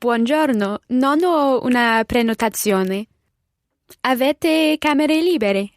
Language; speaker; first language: Italian; non-native, learner; English